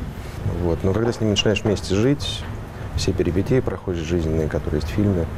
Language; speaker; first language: Russian; native; Russian